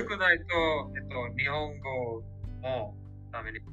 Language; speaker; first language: Japanese; non-native, learner; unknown